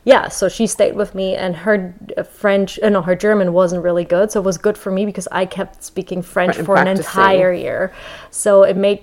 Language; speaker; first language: English; non-native, fluent; German